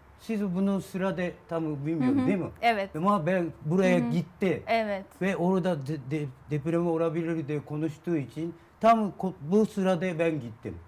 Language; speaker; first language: Turkish; non-native, learner; Japanese